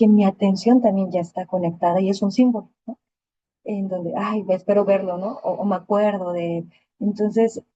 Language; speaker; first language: Spanish; native; Spanish